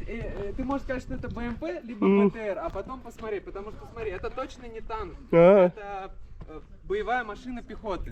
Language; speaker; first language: Russian; native; Russian